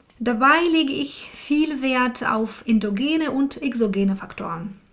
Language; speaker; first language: German; non-native, fluent; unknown